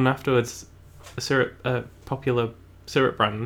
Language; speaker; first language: English; native; English